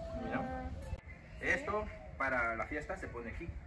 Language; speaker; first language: Spanish; native; Spanish